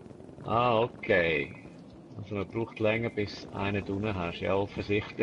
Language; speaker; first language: German; native; German